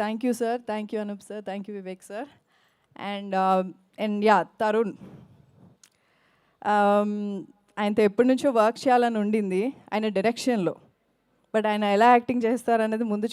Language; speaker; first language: Telugu; native; Telugu